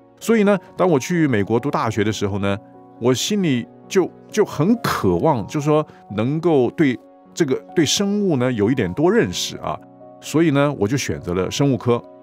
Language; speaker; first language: Chinese; non-native, local second language; Cantonese